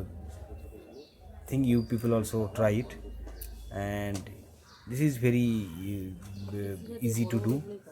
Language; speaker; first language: English; non-native, local second language; Bangla